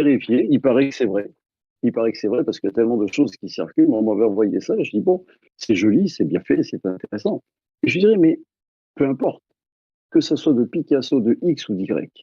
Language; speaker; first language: French; native; French